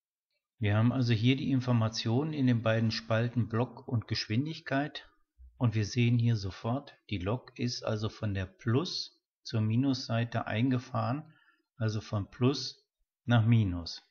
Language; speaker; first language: German; native; German